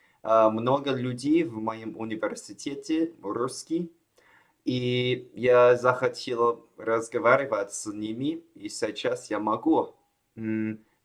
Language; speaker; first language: Russian; non-native, learner; Chinese